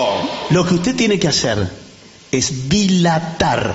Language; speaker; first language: Spanish; native; Spanish